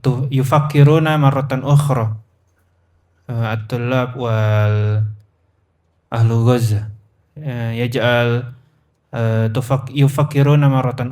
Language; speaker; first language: Arabic; non-native, learner; Indonesian